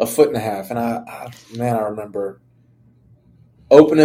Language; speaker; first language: English; native; English